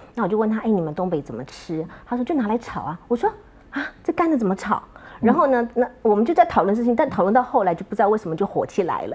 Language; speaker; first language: Chinese; native; Chinese